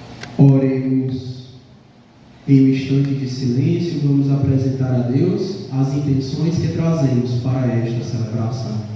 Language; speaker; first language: Portuguese; native; Portuguese